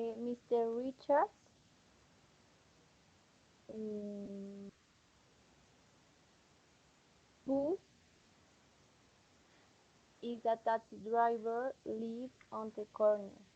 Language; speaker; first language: English; non-native, learner; Spanish